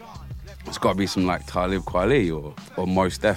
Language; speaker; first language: English; native; English